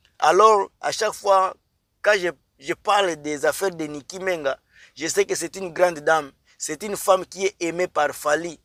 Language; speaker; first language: French; non-native, local second language; Lingala